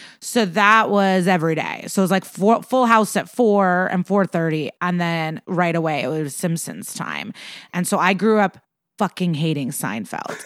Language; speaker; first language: English; early bilingual, other home language; Russian